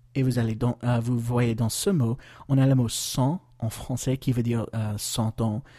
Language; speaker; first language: French; non-native, fluent; English